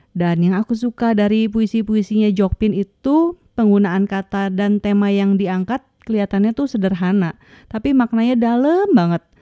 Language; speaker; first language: Indonesian; native; Indonesian